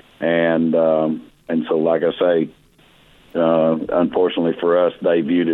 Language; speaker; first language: English; native; English